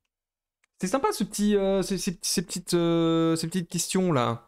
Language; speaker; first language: French; native; French